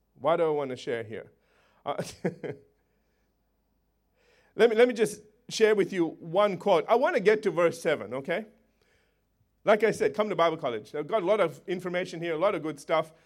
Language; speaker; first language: English; native; English